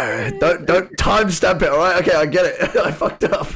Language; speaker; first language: English; native; English